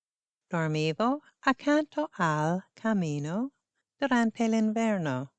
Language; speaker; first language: Italian; non-native, fluent; English